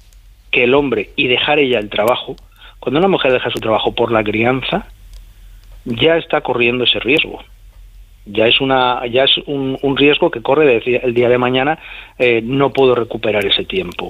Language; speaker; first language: Spanish; native; Spanish